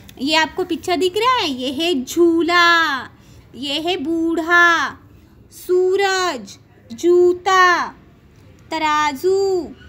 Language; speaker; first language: Hindi; non-native, local second language; Marathi